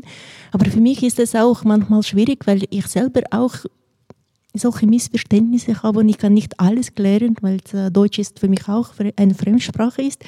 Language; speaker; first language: German; non-native, fluent; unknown